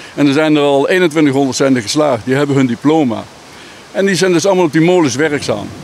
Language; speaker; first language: Dutch; native; Dutch